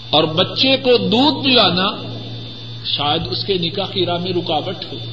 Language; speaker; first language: Urdu; non-native, local second language; Punjabi